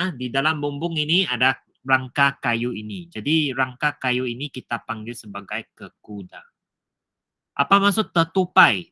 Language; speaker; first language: Malay; non-native, local second language; Chinese